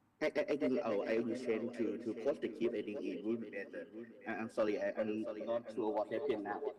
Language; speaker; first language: English; non-native, learner; Thai